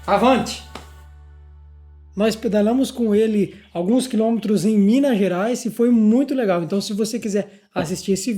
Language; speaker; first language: Portuguese; native; Portuguese